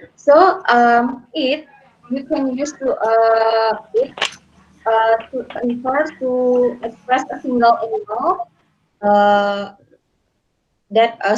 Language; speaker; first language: English; non-native, learner; Indonesian